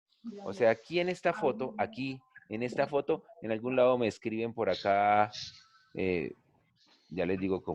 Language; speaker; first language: Spanish; native; Spanish